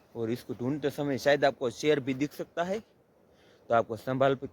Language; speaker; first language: Hindi; non-native, local second language; Gujarati